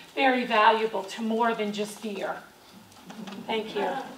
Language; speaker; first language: English; native; English